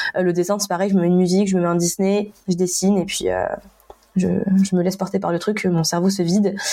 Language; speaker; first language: French; native; French